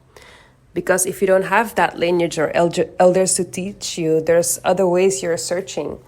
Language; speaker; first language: English; non-native, fluent; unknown